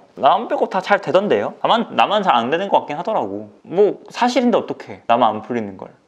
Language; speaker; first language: Korean; native; Korean